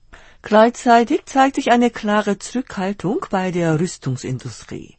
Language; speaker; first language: German; non-native, fluent; Korean